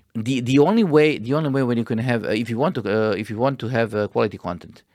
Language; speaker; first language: English; non-native, fluent; Croatian